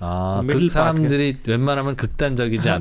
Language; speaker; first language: Korean; native; Korean